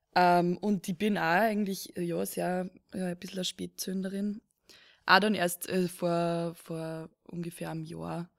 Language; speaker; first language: German; native; German